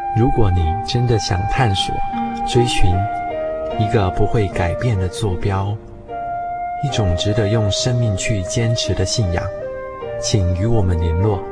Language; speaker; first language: Chinese; non-native, fluent; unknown